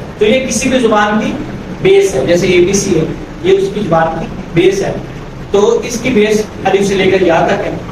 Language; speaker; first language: Urdu; native; Urdu